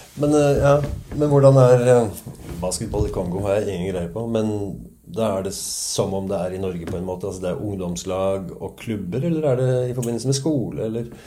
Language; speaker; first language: Norwegian; native; Norwegian